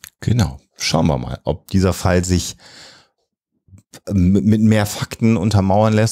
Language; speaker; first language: German; native; German